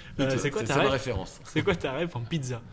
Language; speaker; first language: French; native; French